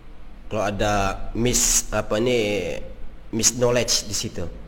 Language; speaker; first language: Malay; native; Malay